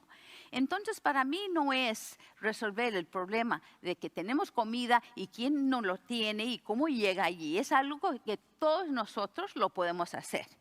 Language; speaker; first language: Spanish; early bilingual, heritage; Spanish